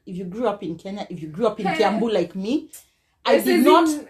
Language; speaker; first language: English; non-native, local second language; Kikuyu